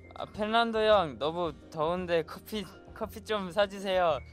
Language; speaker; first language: Korean; non-native, fluent; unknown